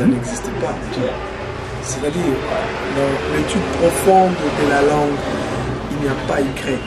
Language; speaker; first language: French; non-native, local second language; Kongo